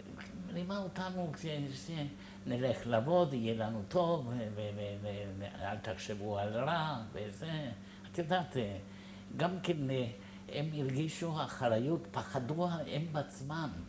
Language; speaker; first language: Hebrew; non-native, fluent; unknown